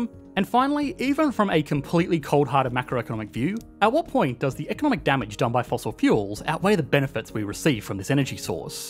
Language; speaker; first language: English; native; English